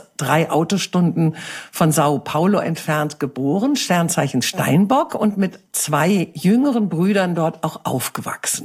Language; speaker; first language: German; native; German